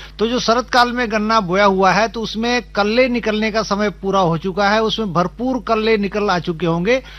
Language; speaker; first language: Hindi; native; Hindi